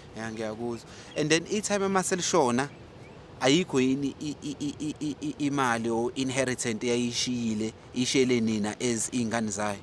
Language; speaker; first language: Zulu; native; Zulu